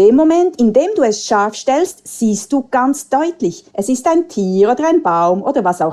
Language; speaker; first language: German; native; German